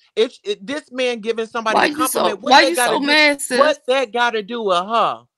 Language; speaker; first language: English; native; English